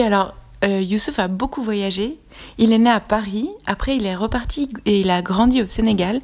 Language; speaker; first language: French; native; French